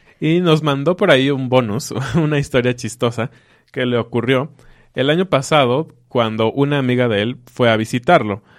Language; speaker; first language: Spanish; native; Spanish